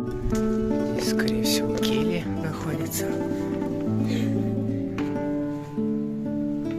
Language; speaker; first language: Russian; native; Russian